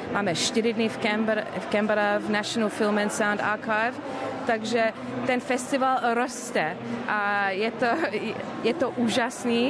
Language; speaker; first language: Czech; early bilingual, heritage; English